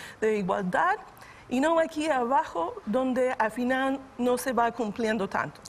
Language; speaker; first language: Spanish; non-native, fluent; English